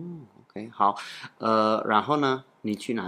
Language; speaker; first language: Chinese; non-native, learner; English